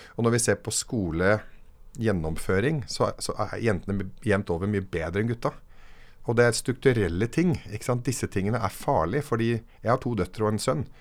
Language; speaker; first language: Norwegian; early bilingual, other home language; Arabic